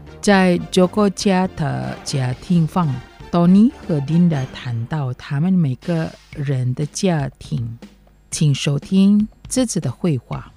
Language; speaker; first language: Chinese; non-native, fluent; Indonesian